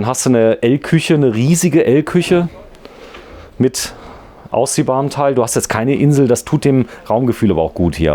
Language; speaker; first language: German; native; German